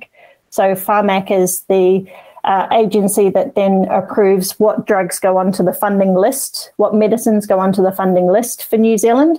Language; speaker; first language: English; native; English